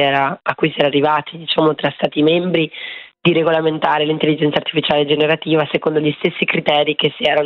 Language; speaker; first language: Italian; native; Italian